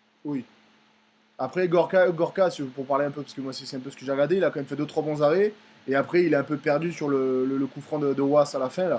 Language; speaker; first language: French; native; French